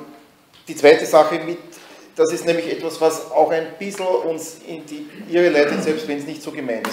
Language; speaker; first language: German; native; German